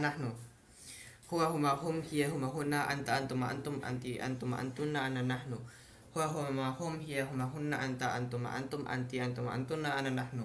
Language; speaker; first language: Arabic; non-native, learner; Filipino